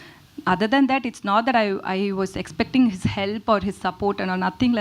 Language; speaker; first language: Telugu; non-native, learner; Tamil